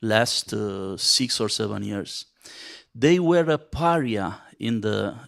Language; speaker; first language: English; non-native, fluent; Romanian